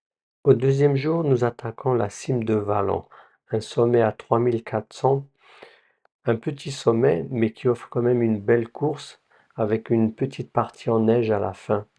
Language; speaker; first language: French; native; French